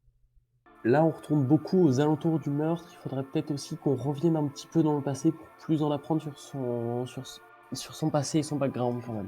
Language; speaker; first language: French; native; French